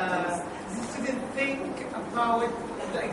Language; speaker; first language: English; non-native, learner; Arabic